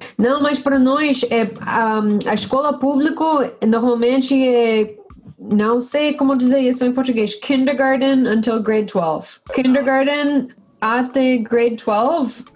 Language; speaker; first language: Portuguese; non-native, learner; English